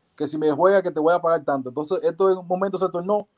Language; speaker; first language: Spanish; native; Spanish